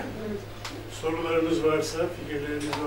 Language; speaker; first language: Turkish; native; Turkish